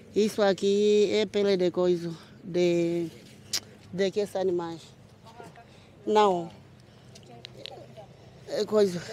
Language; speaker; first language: Portuguese; non-native, local second language; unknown